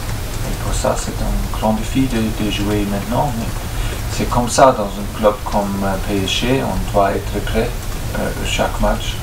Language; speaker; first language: French; non-native, fluent; German